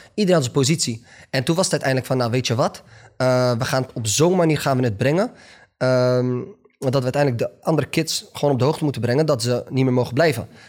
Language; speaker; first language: Dutch; early bilingual, other home language; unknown